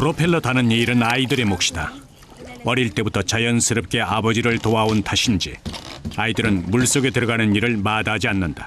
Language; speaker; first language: Korean; native; Korean